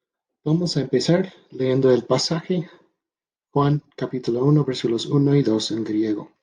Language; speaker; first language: Spanish; non-native, fluent; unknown